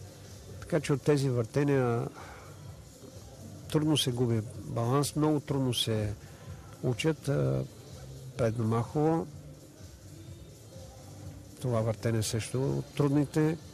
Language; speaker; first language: Bulgarian; native; Bulgarian